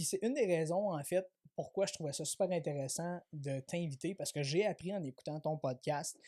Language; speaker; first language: French; native; French